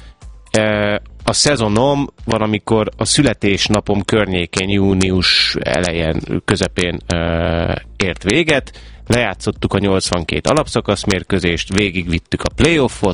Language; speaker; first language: Hungarian; native; Hungarian